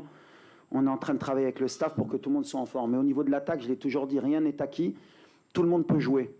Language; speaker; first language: French; native; French